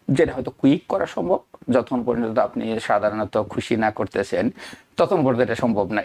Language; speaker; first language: Bangla; native; Bangla